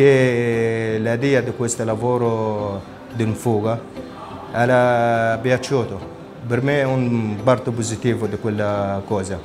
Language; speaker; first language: Italian; non-native, learner; Arabic